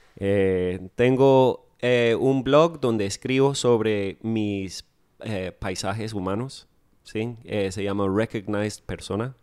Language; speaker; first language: Spanish; non-native, fluent; English